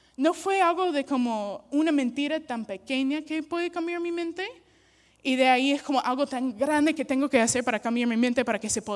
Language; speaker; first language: Spanish; non-native, fluent; English